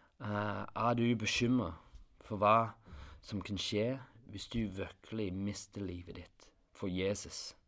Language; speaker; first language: Norwegian; non-native, fluent; English